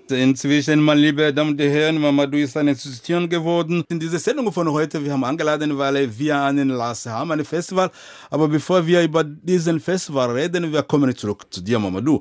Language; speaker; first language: German; non-native, fluent; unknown